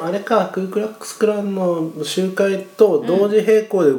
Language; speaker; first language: Japanese; native; Japanese